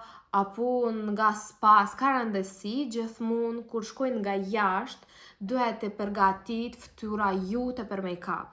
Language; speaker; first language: Albanian; non-native, learner; Russian